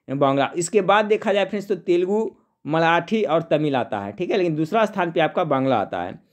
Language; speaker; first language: Hindi; native; Hindi